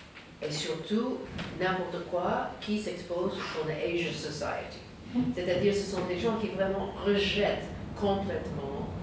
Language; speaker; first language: French; non-native, fluent; English